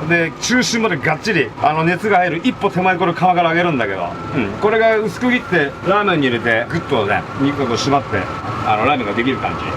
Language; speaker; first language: Japanese; native; Japanese